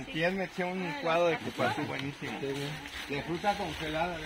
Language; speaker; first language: Spanish; native; Spanish